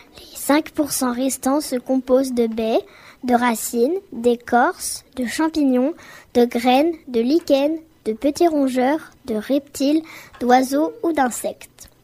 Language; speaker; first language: French; native; French